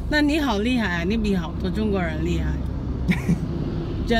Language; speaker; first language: Chinese; non-native, fluent; English